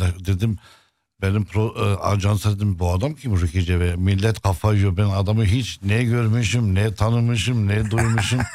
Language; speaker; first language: Turkish; non-native, fluent; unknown